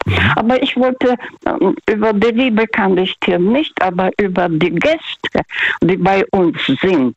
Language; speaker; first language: German; non-native, fluent; Russian